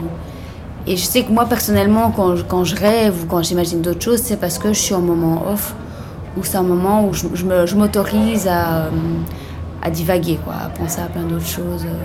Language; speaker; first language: French; native; French